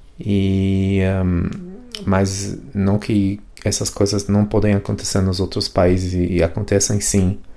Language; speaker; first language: Portuguese; non-native, fluent; Polish